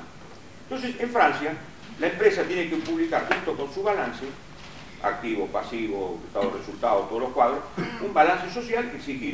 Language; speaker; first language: Spanish; native; Spanish